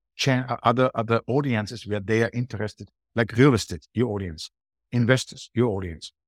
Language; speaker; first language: English; non-native, fluent; German